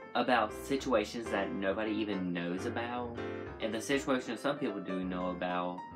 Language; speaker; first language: English; native; English